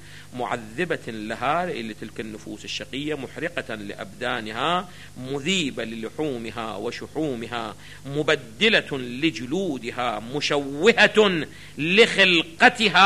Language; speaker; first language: Arabic; native; Arabic